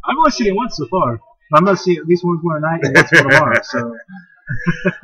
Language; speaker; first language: English; native; English